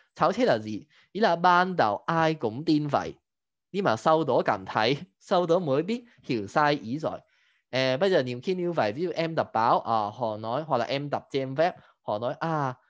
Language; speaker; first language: Vietnamese; non-native, fluent; Cantonese